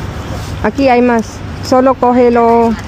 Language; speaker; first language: Spanish; non-native, learner; Filipino